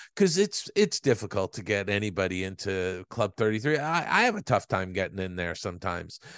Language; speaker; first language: English; native; English